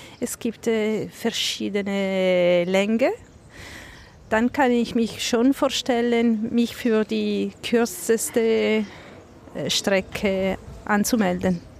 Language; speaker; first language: German; non-native, local second language; Italian